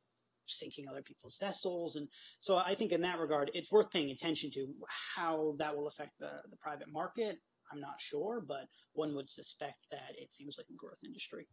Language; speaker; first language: English; native; English